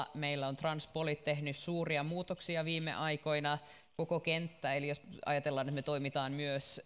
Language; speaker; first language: Finnish; native; Finnish